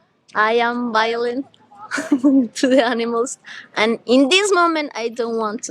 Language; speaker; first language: English; non-native, learner; Spanish